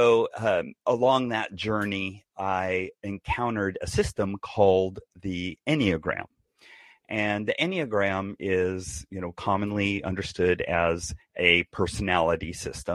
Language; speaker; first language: English; native; English